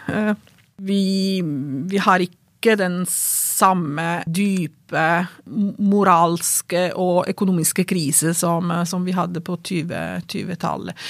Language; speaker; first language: Norwegian; non-native, fluent; Italian